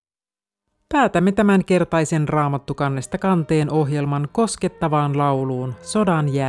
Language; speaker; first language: Finnish; native; Finnish